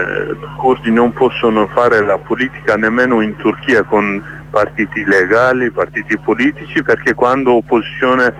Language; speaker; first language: Italian; non-native, learner; Kurdish